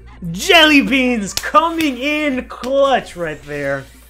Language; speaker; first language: English; native; English